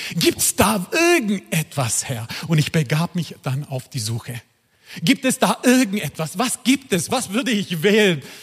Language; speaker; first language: German; non-native, fluent; Croatian